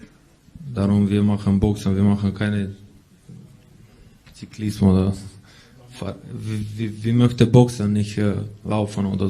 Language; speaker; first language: German; non-native, learner; Romanian